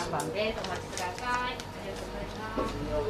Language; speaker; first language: Japanese; native; Japanese